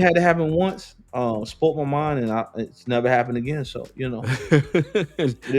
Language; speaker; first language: English; native; English